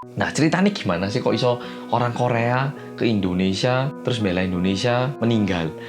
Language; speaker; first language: Indonesian; early bilingual, other home language; Korean